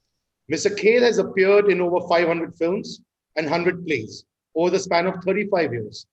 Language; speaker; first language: English; non-native, local second language; Hindi